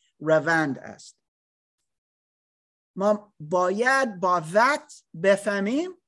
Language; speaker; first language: Persian; non-native, learner; English